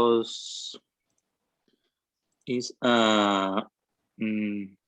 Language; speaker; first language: English; non-native, learner; Spanish